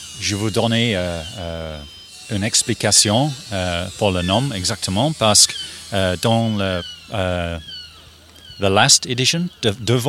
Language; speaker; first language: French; non-native, learner; English